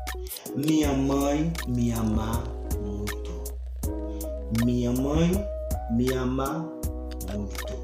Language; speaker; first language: Portuguese; non-native, fluent; Haitian Creole